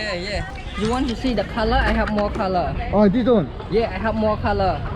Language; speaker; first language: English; non-native, learner; Khmer